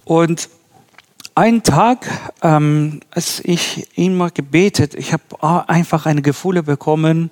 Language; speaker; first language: German; non-native, learner; Persian